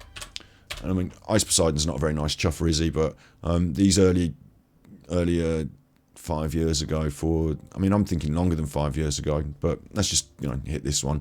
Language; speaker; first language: English; native; English